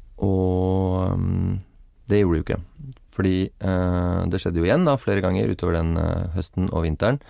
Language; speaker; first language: Norwegian; native; Norwegian